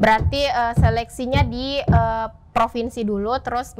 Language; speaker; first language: Indonesian; native; Indonesian